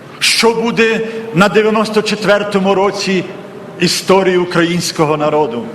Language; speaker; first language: Ukrainian; native; Ukrainian